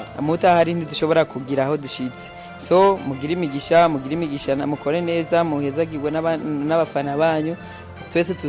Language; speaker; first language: Rundi; early bilingual, heritage; Rundi